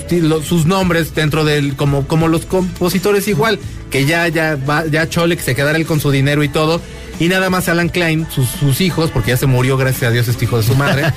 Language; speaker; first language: Spanish; native; Spanish